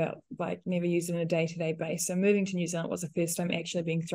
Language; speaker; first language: English; non-native, local second language; Afrikaans